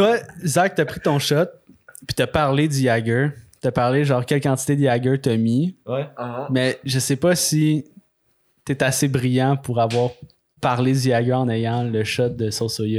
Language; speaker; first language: French; native; French